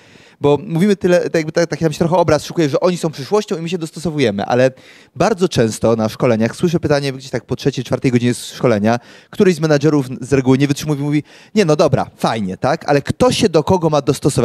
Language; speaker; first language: Polish; native; Polish